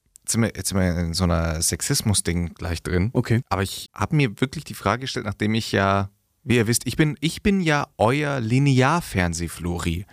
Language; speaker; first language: German; native; German